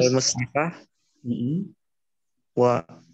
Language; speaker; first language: Arabic; non-native, learner; Indonesian